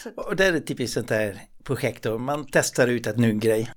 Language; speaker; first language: Swedish; non-native, fluent; Dutch